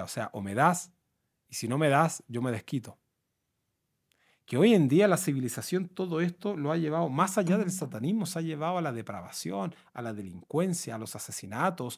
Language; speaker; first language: Spanish; native; Spanish